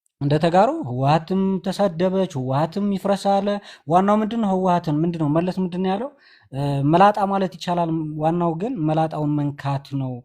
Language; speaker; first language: Amharic; non-native, local second language; Tigrinya